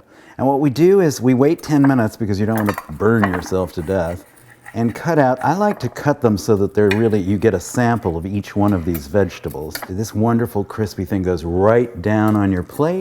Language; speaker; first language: English; native; English